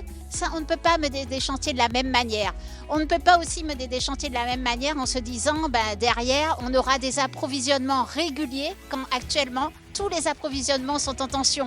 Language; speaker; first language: French; native; French